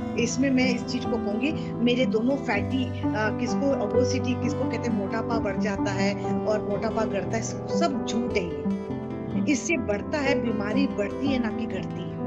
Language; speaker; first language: Hindi; non-native, local second language; Kannada